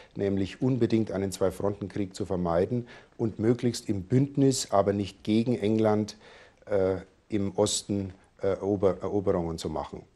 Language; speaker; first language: German; native; German